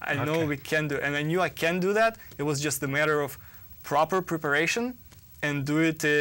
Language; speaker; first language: English; non-native, fluent; Russian